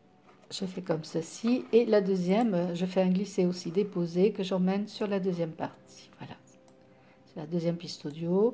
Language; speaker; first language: French; native; French